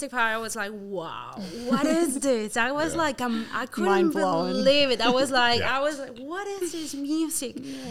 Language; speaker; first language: English; non-native, fluent; Spanish